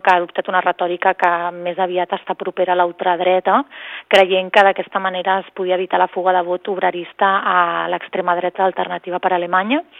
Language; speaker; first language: Catalan; native; Catalan